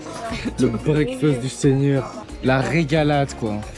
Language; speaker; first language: French; native; French